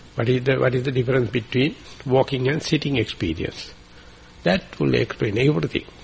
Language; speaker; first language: English; non-native, local second language; Sinhala